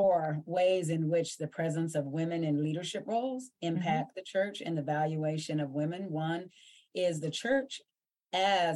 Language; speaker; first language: English; native; English